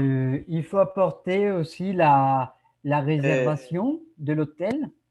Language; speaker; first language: French; non-native, fluent; Spanish